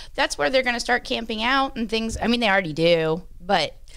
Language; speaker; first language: English; native; English